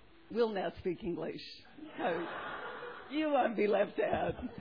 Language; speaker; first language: English; native; English